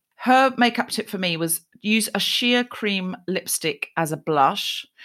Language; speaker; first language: English; native; English